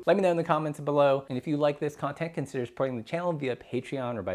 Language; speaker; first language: English; native; English